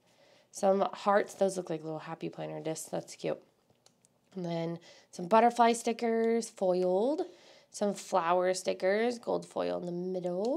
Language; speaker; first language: English; native; English